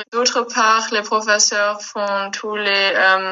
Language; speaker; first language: French; non-native, local second language; Luxembourgish